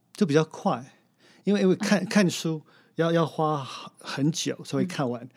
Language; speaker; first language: Chinese; non-native, fluent; English